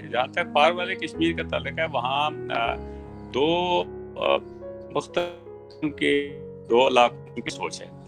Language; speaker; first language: Urdu; native; Urdu